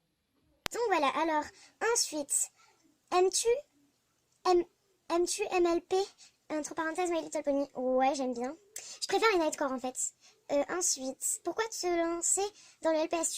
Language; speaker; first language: French; native; French